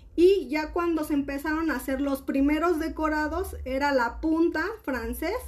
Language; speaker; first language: Spanish; native; Spanish